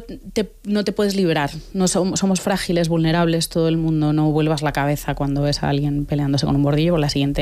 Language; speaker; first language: Spanish; native; Spanish